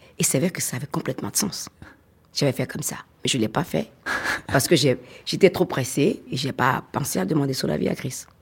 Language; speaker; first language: French; non-native, local second language; Fon